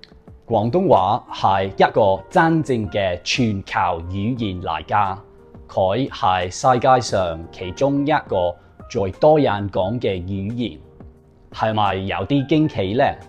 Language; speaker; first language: Cantonese; non-native, fluent; English